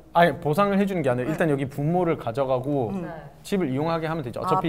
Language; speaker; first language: Korean; non-native, fluent; Arabic